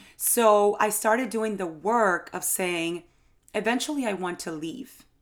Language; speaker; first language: English; non-native, fluent; Spanish